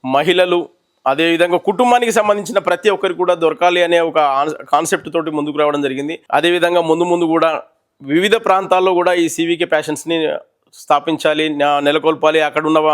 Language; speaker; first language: Telugu; native; Telugu